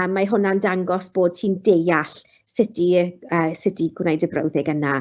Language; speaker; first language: Welsh; non-native, local second language; English